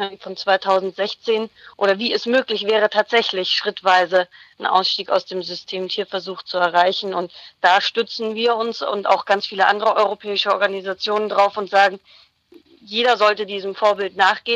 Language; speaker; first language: German; native; German